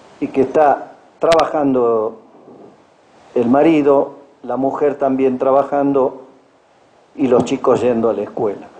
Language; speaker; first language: Spanish; native; Spanish